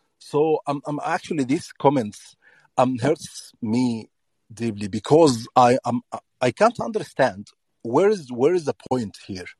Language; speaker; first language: English; non-native, learner; Arabic